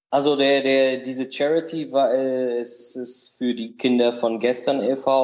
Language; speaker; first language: German; non-native, learner; Portuguese